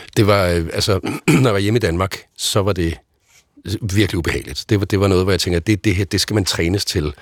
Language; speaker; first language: Danish; native; Danish